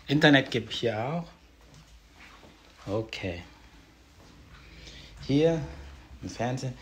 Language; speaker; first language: German; non-native, fluent; Vietnamese